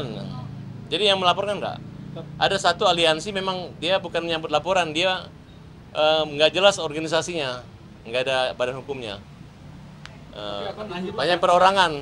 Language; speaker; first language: Indonesian; native; Indonesian